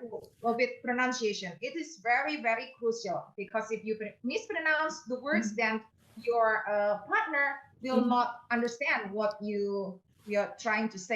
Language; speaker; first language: English; non-native, fluent; Indonesian